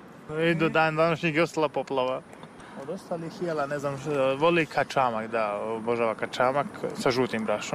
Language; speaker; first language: Serbian; native; Serbian